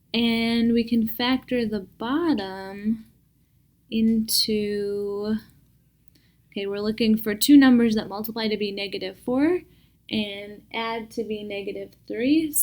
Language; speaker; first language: English; native; English